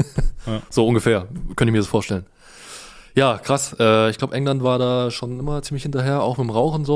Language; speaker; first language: German; native; German